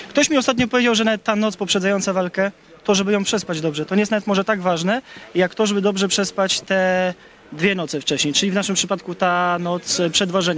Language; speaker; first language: Polish; native; Polish